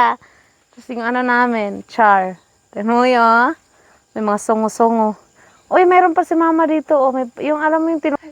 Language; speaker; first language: Filipino; non-native, local second language; Hiligaynon